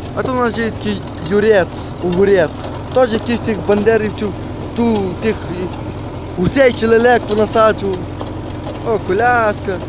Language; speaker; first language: Ukrainian; native; Ukrainian